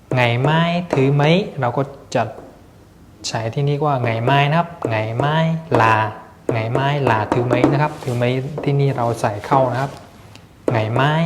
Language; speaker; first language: Thai; non-native, fluent; Vietnamese